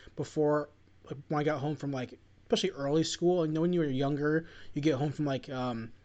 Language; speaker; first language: English; early bilingual, other home language; Filipino